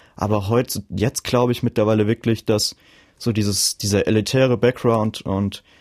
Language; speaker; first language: German; native; German